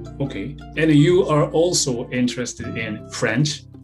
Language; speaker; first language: English; non-native, fluent; Japanese